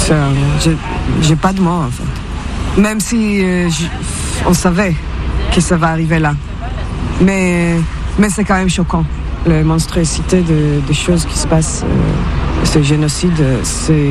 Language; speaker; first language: French; non-native, fluent; Hebrew